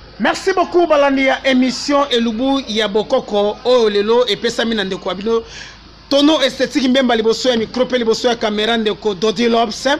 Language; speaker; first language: Lingala; native; Lingala